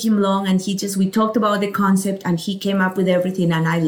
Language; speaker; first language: English; non-native, fluent; Spanish